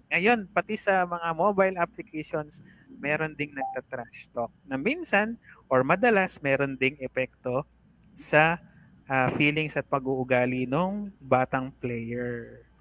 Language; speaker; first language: Filipino; native; Filipino